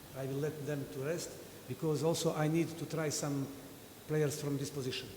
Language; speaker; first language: English; non-native, fluent; Serbian